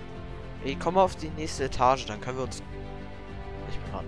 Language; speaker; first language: German; native; German